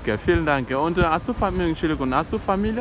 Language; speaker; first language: German; non-native, learner; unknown